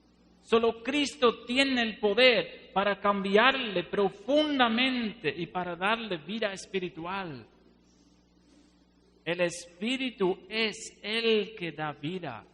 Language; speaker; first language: Spanish; non-native, fluent; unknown